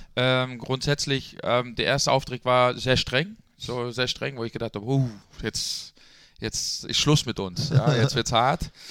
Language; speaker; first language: German; non-native, fluent; Dutch